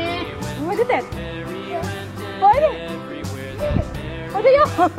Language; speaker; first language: Swedish; non-native, fluent; Indonesian